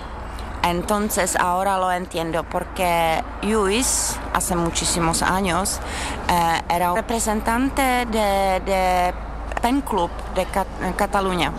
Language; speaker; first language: Spanish; non-native, learner; Czech